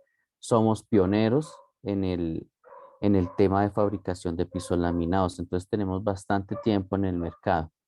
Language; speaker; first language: Spanish; native; Spanish